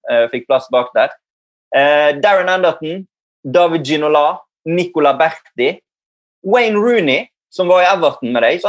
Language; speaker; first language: Norwegian; native; Norwegian